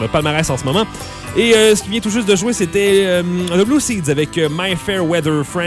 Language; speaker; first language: French; native; French